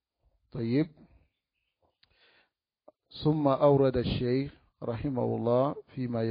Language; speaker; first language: Arabic; non-native, fluent; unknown